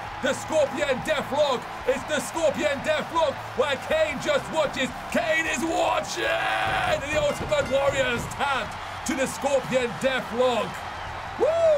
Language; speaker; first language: English; native; English